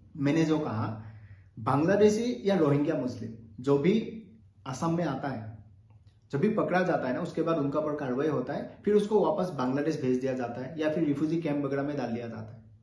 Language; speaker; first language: Hindi; non-native, local second language; Assamese